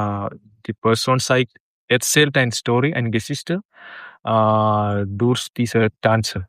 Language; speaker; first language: German; non-native, learner; Malayalam